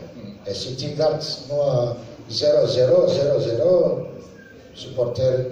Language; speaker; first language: French; non-native, learner; Serbian